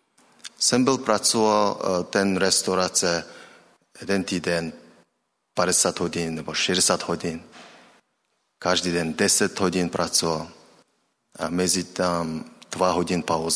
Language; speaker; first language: Czech; non-native, learner; Mongolian